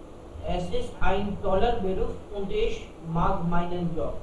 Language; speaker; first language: German; non-native, learner; Hindi